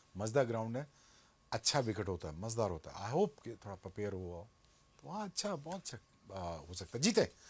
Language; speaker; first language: Urdu; non-native, local second language; Punjabi